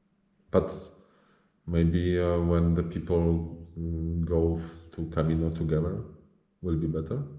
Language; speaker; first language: English; non-native, learner; Polish